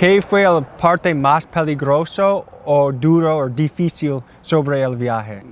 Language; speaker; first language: Spanish; non-native, learner; English